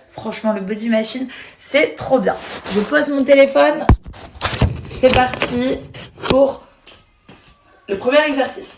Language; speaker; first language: French; native; French